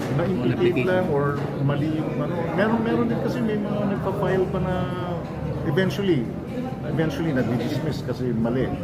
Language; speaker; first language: Filipino; native; Filipino